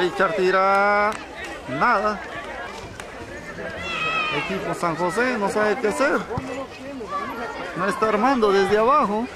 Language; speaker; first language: Spanish; native; Spanish